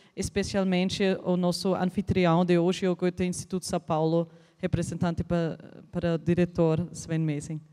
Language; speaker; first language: Portuguese; non-native, fluent; German